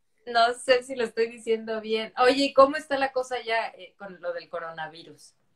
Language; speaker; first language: Spanish; native; Spanish